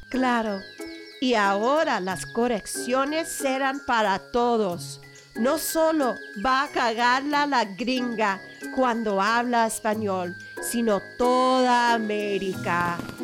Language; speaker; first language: Spanish; non-native, learner; English